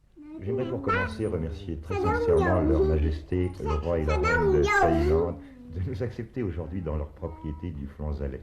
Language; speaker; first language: French; native; French